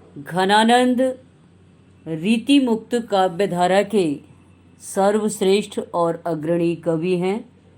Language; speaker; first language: Hindi; native; Hindi